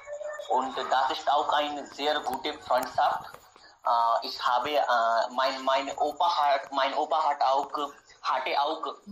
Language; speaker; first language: German; non-native, learner; Hindi